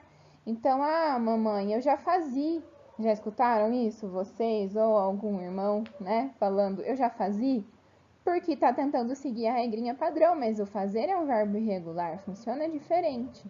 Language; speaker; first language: Portuguese; native; Portuguese